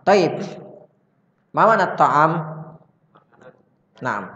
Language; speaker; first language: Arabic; non-native, fluent; Indonesian